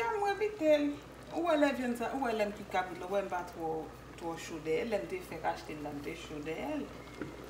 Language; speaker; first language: French; non-native, local second language; Haitian Creole